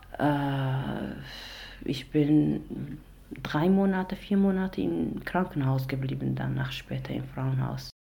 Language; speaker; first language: German; non-native, learner; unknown